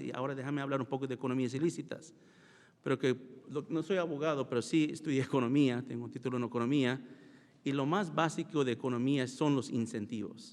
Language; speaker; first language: Spanish; early bilingual, heritage; Spanish